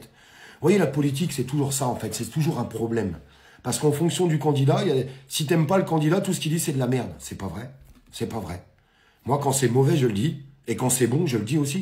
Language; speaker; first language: French; native; French